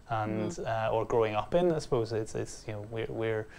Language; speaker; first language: English; native; English